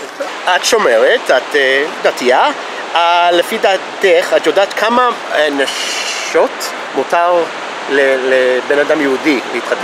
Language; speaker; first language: Hebrew; non-native, fluent; English